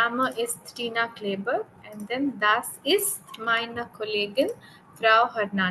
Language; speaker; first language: German; non-native, learner; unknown